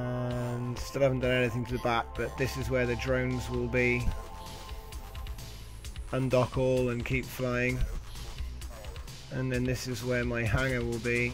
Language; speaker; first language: English; native; English